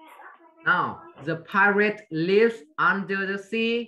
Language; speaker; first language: English; non-native, fluent; Vietnamese